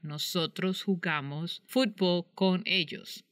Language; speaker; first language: Spanish; non-native, fluent; English